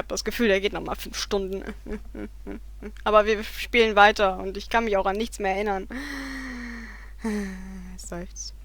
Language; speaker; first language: German; native; German